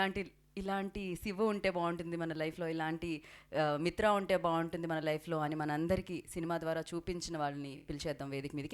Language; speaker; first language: Telugu; native; Telugu